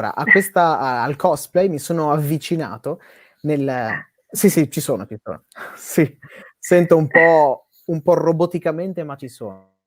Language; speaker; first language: Italian; native; Italian